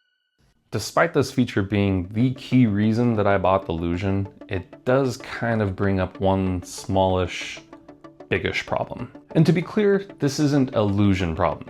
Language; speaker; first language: English; native; English